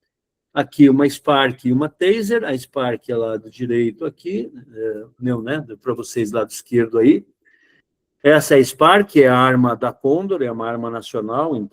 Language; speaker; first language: Portuguese; native; Portuguese